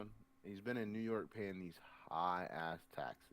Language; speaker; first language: English; native; English